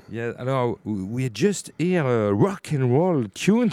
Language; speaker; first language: English; non-native, learner; French